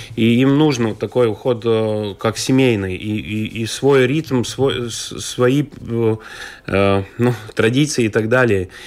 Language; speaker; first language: Russian; non-native, local second language; Latvian